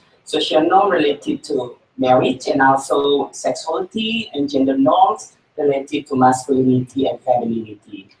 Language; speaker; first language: English; non-native, learner; Indonesian